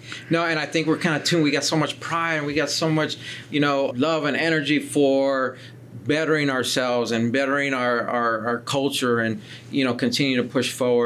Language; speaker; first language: English; early bilingual, other home language; Spanish